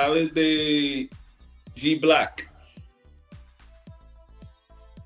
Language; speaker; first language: Spanish; non-native, learner; English